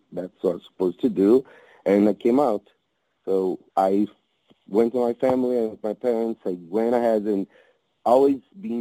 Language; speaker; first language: English; non-native, fluent; Portuguese